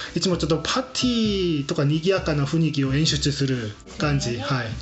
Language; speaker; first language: Japanese; non-native, fluent; Korean